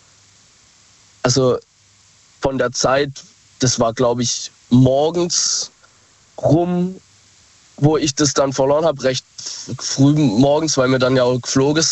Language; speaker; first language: German; native; German